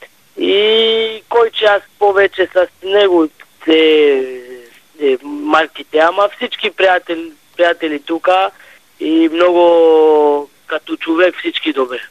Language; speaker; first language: Bulgarian; non-native, learner; Hebrew